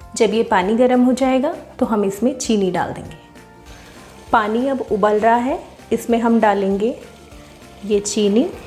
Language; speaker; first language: Hindi; native; Hindi